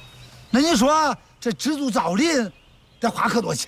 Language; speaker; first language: Chinese; native; Chinese